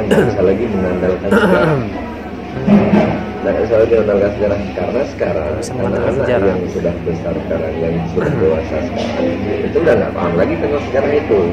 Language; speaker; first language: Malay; non-native, local second language; Achinese